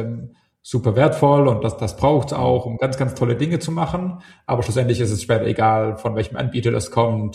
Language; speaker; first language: German; native; German